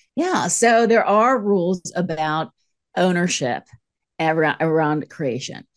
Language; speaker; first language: English; native; English